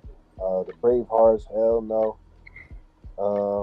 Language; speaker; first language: English; native; English